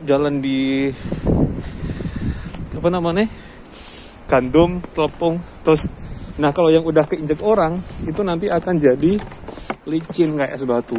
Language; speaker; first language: Indonesian; non-native, local second language; Javanese